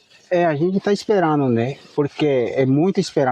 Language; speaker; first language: Portuguese; non-native, local second language; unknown